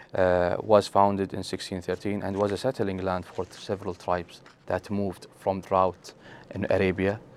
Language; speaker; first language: English; non-native, fluent; Arabic